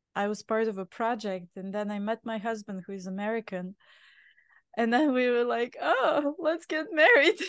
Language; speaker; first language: English; non-native, fluent; Bulgarian